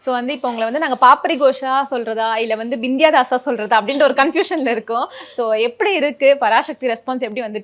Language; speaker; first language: Tamil; native; Tamil